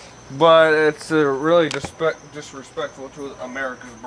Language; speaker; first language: English; native; English